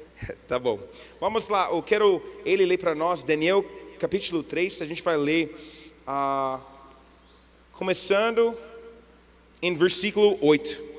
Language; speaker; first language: Portuguese; non-native, learner; English